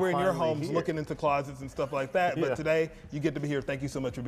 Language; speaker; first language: English; native; English